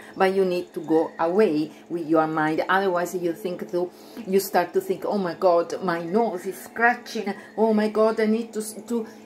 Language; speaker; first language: English; non-native, fluent; Italian